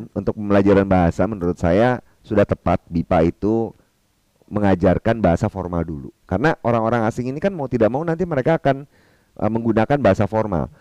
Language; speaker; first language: Indonesian; non-native, local second language; Minangkabau